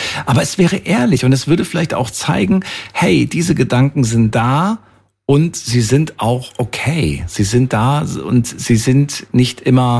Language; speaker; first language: German; native; German